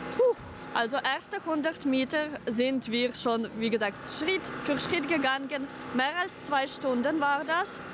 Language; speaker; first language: German; non-native, fluent; Ukrainian